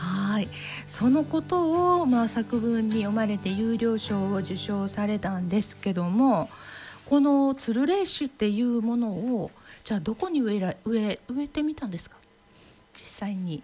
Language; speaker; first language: Japanese; native; Japanese